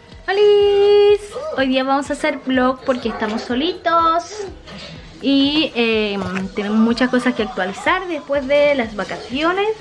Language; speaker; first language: Spanish; native; Spanish